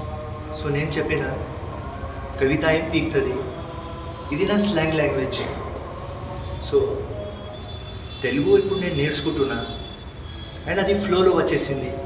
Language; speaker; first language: Telugu; non-native, local second language; Urdu